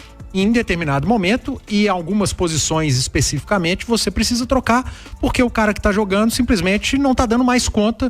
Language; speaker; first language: Portuguese; native; Portuguese